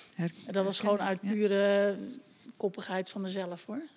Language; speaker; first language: Dutch; native; Dutch